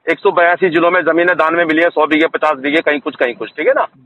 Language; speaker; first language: Hindi; native; Hindi